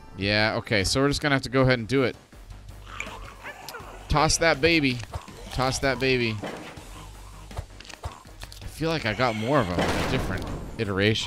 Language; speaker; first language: English; native; English